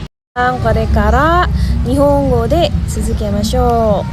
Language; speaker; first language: Japanese; non-native, learner; Indonesian